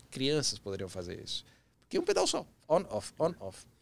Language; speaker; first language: Portuguese; early bilingual, other home language; Spanish